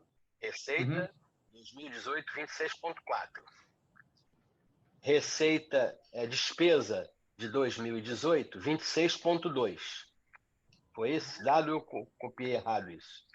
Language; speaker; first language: Portuguese; native; Portuguese